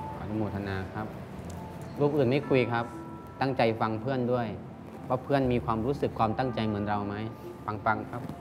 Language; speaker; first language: Thai; native; Thai